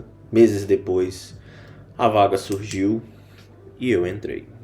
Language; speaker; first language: Portuguese; native; Portuguese